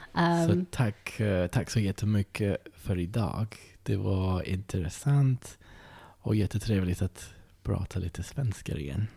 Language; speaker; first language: Swedish; non-native, fluent; English